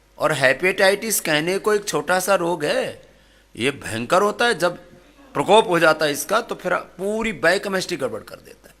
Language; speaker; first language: Hindi; native; Hindi